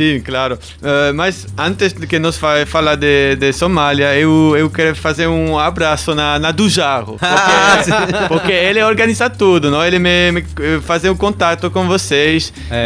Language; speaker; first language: Portuguese; non-native, learner; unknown